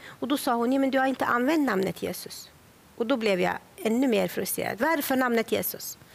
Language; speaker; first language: Swedish; non-native, fluent; Kurdish